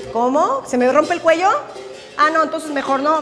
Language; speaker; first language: Spanish; native; Spanish